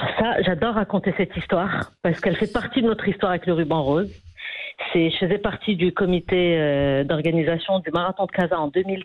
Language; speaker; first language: French; non-native, local second language; Arabic